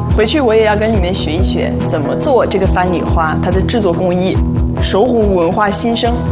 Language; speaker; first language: Chinese; non-native, fluent; French